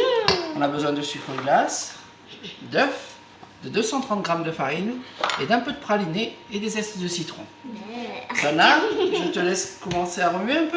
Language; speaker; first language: French; native; French